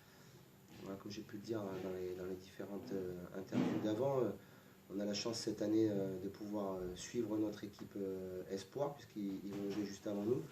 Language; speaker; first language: French; native; French